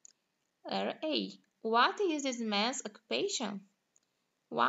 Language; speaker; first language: English; non-native, fluent; Portuguese